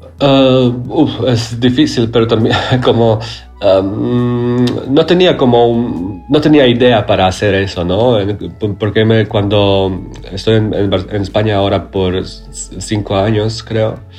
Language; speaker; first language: Spanish; non-native, learner; Croatian